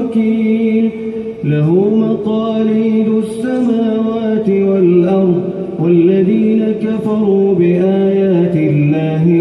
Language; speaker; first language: Arabic; native; Arabic